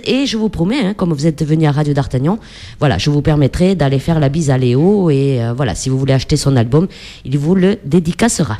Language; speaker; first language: French; native; French